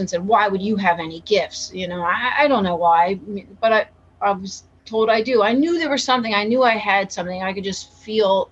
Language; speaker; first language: English; native; English